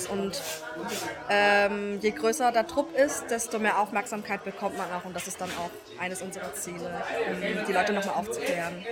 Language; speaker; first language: German; early bilingual, other home language; Vietnamese